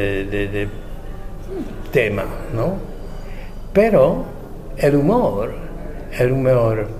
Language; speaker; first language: Spanish; non-native, fluent; Czech